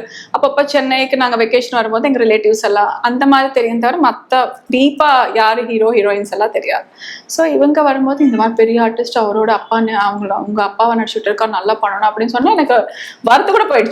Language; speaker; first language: Tamil; early bilingual, heritage; Tamil